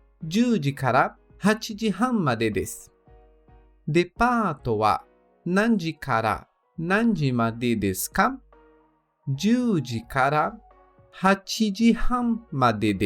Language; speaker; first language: Japanese; non-native, learner; Portuguese